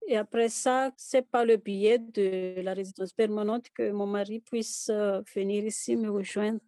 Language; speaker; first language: French; non-native, local second language; Malagasy